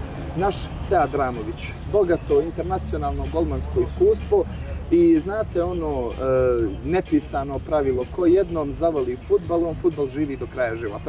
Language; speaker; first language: Serbian; native; Serbian